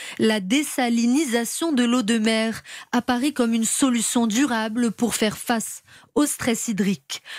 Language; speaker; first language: French; non-native, local second language; Arabic